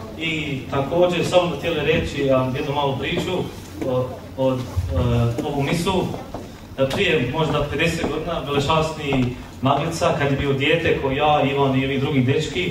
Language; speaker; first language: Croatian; early bilingual, heritage; Croatian